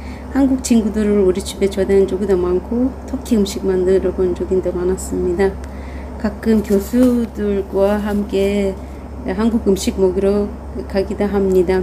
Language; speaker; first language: Korean; non-native, fluent; Turkish